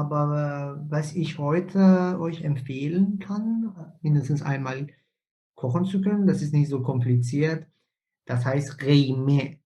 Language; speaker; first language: German; non-native, fluent; Persian